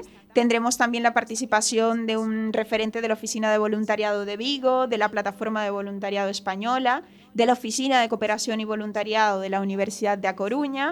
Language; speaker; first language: Spanish; native; Spanish